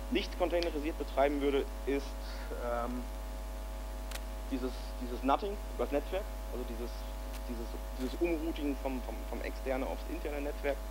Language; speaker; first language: German; native; German